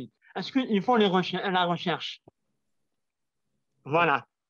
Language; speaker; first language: French; non-native, local second language; Arabic